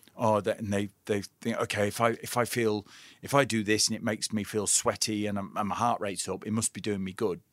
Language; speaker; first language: English; native; English